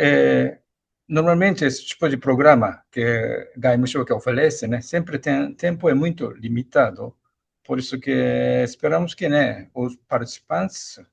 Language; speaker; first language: Portuguese; non-native, fluent; Japanese